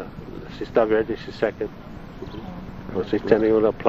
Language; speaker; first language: Spanish; non-native, learner; Italian